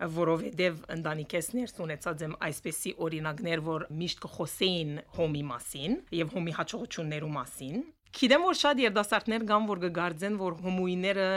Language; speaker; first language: Armenian; early bilingual, heritage; Armenian